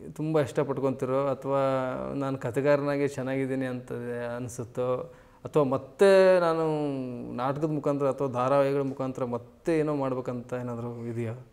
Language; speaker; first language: Kannada; native; Kannada